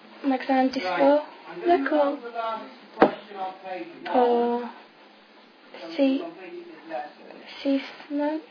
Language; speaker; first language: French; non-native, learner; English